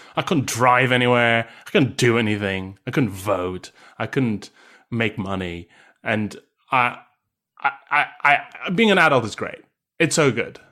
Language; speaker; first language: English; native; English